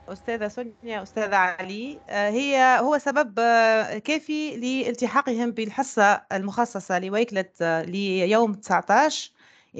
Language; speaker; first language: Arabic; native; Arabic